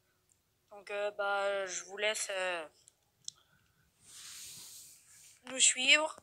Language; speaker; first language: French; native; French